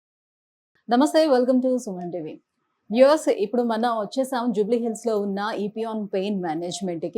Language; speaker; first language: Telugu; native; Telugu